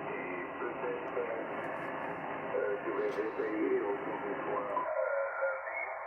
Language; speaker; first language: French; non-native, local second language; German